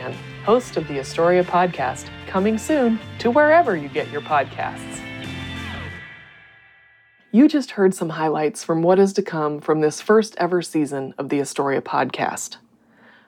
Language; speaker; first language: English; native; English